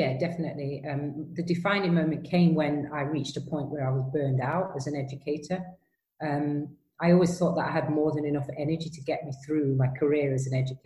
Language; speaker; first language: English; native; English